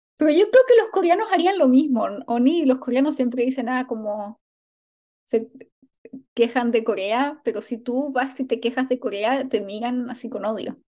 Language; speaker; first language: Spanish; native; Spanish